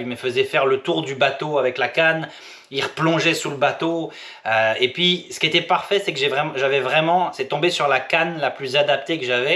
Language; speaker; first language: French; native; French